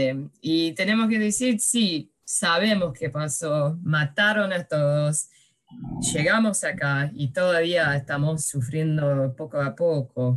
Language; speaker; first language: Spanish; early bilingual, heritage; English